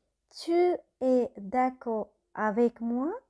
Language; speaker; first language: French; non-native, fluent; Tamil